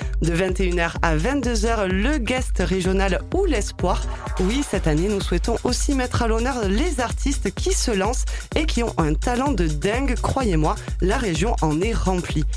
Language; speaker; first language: French; native; French